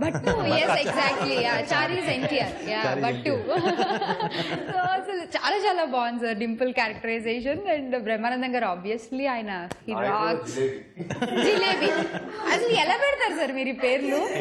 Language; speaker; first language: Telugu; native; Telugu